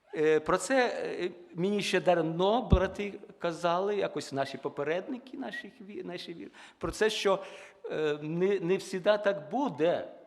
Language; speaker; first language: Ukrainian; non-native, local second language; Russian